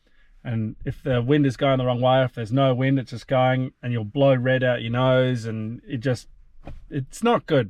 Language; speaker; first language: English; native; English